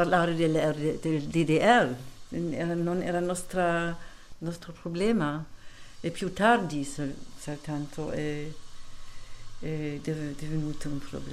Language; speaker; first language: Italian; non-native, fluent; German